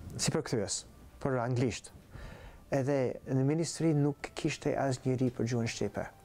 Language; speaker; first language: Albanian; non-native, fluent; English